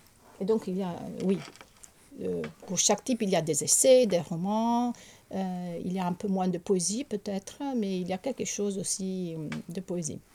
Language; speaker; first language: French; non-native, fluent; Italian